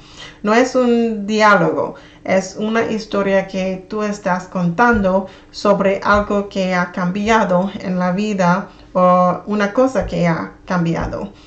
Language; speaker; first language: Spanish; non-native, learner; English